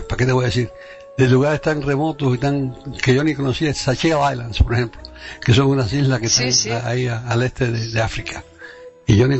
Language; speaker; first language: Spanish; native; Spanish